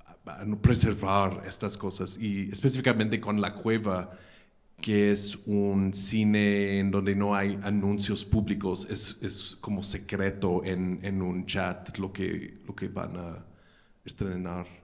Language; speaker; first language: Spanish; non-native, fluent; English